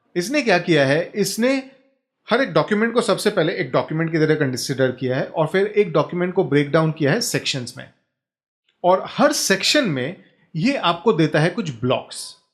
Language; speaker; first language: Hindi; native; Hindi